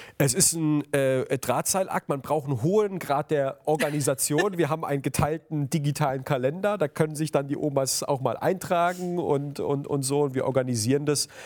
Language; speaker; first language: German; native; German